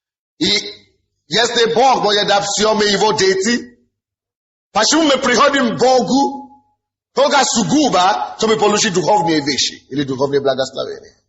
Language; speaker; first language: Russian; non-native, fluent; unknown